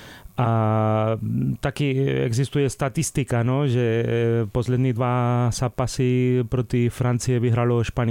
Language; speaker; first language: Czech; non-native, fluent; Spanish